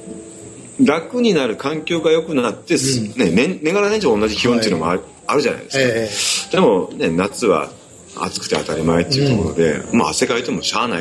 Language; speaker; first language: Japanese; native; Japanese